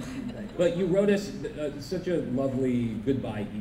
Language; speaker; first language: English; native; English